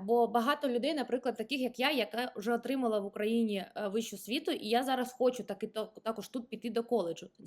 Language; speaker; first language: Ukrainian; native; Ukrainian